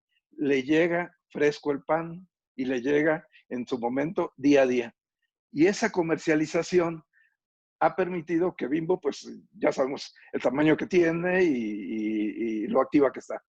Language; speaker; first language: Spanish; native; Spanish